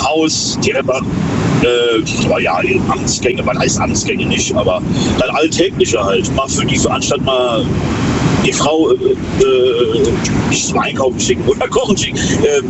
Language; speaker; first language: German; native; German